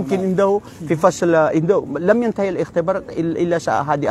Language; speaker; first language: Arabic; non-native, fluent; Maranao